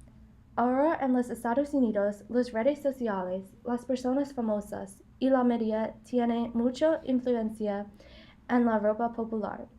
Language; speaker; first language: Spanish; non-native, learner; English